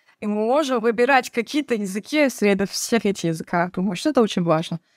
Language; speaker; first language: Russian; non-native, learner; Turkish